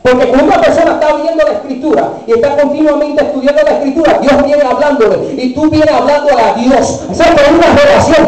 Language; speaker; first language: Spanish; early bilingual, heritage; Spanish